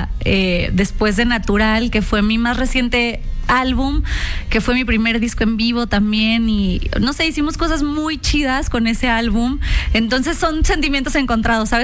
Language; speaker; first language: Spanish; native; Spanish